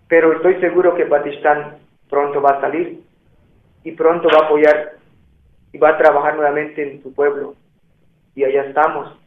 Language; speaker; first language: Spanish; non-native, local second language; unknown